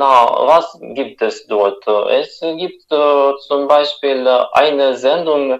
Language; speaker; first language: German; non-native, fluent; Russian